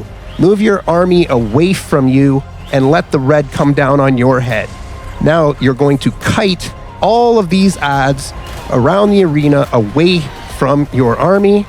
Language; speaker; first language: English; native; English